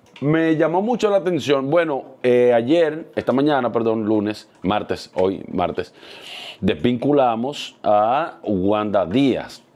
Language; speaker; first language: Spanish; native; Spanish